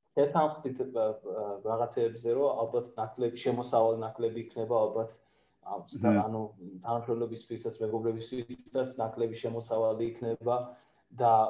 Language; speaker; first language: Georgian; non-native, fluent; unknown